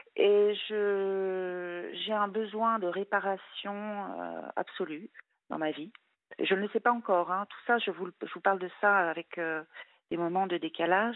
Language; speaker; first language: French; native; French